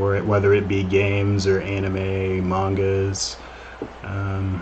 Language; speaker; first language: English; native; English